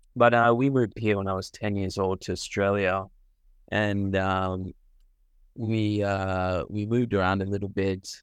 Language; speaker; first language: English; early bilingual, other home language; Sinhala